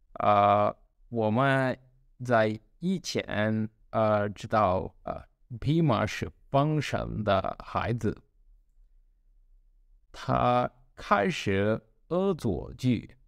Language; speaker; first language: Chinese; non-native, learner; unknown